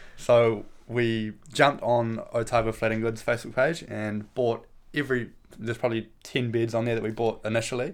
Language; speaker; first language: English; native; English